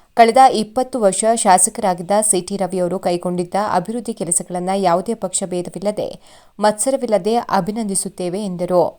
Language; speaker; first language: Kannada; native; Kannada